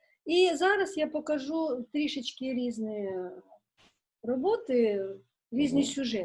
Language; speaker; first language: Ukrainian; non-native, local second language; Russian